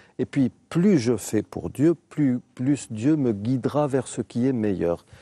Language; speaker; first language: French; non-native, local second language; Arabic